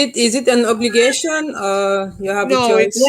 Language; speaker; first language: English; non-native, learner; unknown